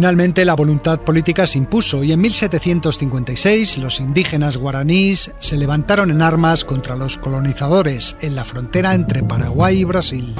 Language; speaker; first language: Spanish; native; Spanish